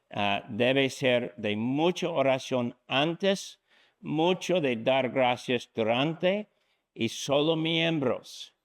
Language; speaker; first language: Spanish; non-native, fluent; English